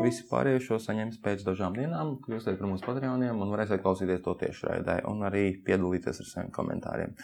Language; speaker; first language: Latvian; native; Latvian